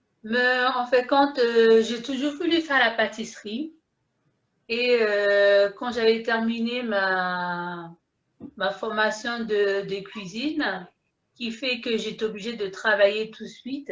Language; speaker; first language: French; early bilingual, other home language; Haitian Creole